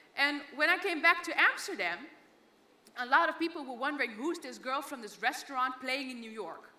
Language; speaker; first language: English; non-native, fluent; Dutch